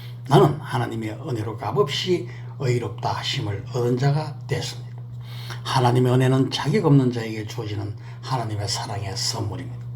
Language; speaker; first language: Korean; native; Korean